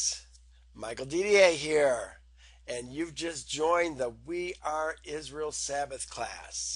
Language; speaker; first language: English; native; English